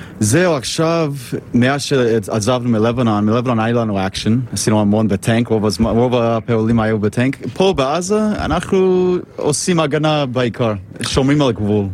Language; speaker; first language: Hebrew; non-native, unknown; English